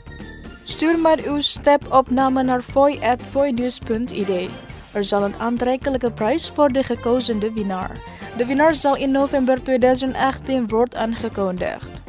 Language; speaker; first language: Dutch; non-native, learner; Indonesian